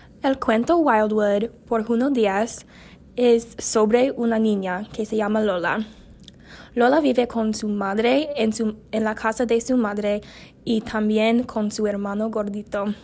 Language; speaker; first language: Spanish; non-native, learner; English